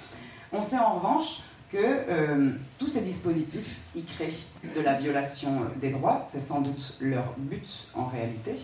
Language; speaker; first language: French; native; French